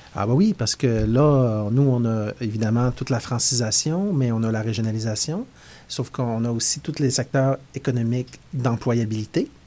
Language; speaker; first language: French; native; French